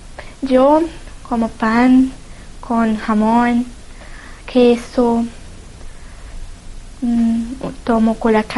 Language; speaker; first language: Spanish; non-native, learner; Portuguese